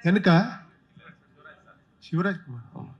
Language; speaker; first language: Tamil; non-native, fluent; Kannada